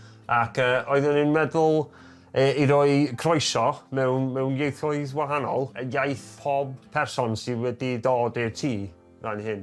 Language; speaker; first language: Welsh; non-native, local second language; English